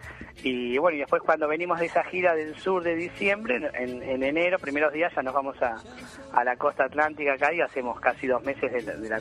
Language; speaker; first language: Spanish; native; Spanish